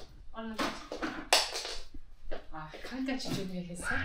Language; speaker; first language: Korean; non-native, fluent; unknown